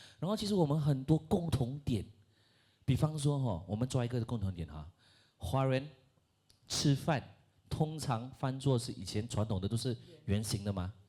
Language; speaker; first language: Chinese; non-native, local second language; Malay